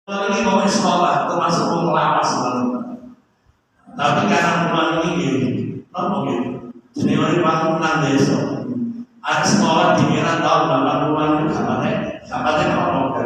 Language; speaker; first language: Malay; non-native, local second language; Javanese